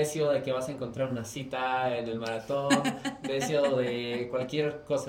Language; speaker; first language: Spanish; native; Spanish